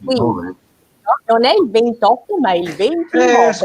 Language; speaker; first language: Italian; native; Italian